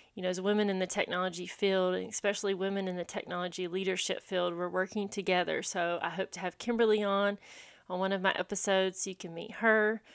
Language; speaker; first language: English; native; English